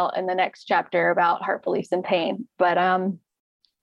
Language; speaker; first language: English; native; English